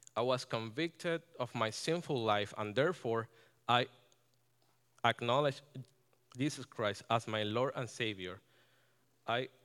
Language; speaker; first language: English; non-native, fluent; Spanish